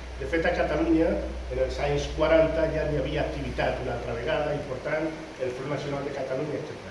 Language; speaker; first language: Catalan; non-native, local second language; Spanish